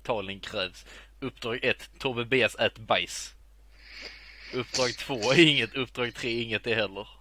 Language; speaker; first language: Swedish; native; Swedish